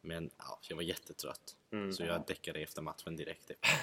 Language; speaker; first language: Swedish; non-native, fluent; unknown